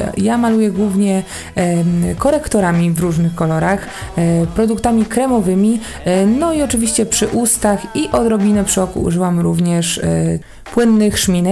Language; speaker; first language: Polish; native; Polish